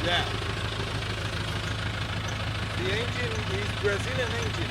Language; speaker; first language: English; non-native, learner; Portuguese